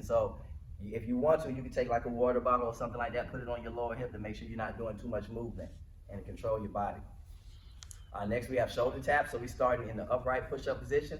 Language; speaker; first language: English; native; English